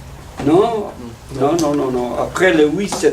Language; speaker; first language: French; non-native, fluent; Italian